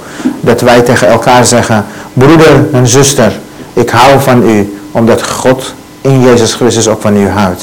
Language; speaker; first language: Dutch; non-native, learner; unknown